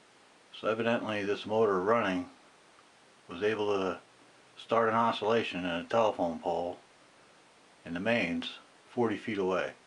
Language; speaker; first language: English; native; English